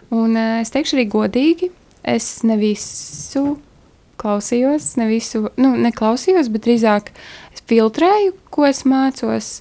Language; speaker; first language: Latvian; native; Latvian